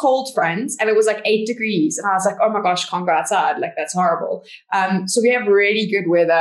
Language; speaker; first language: English; native; English